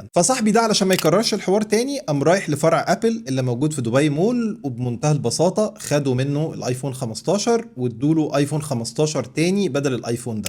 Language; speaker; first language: Arabic; native; Arabic